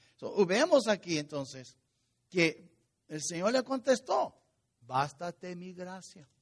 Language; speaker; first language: Spanish; non-native, fluent; English